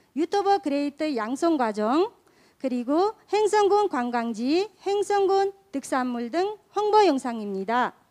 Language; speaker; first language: Korean; non-native, fluent; Kazakh